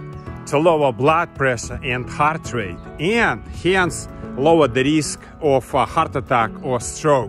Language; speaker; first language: English; non-native, fluent; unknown